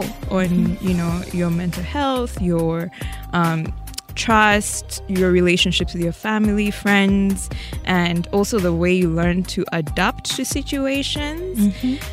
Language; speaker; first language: English; non-native, local second language; Ganda